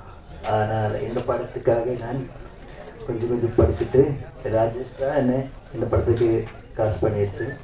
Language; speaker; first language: Tamil; non-native, learner; Malayalam